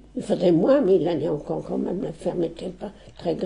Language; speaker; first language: French; non-native, local second language; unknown